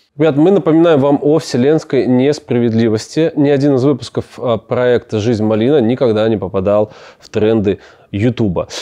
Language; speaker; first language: Russian; native; Russian